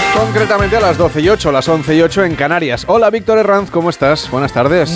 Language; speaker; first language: Spanish; native; Spanish